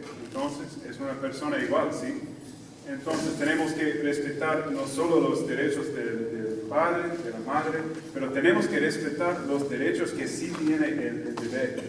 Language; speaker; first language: Spanish; non-native, fluent; English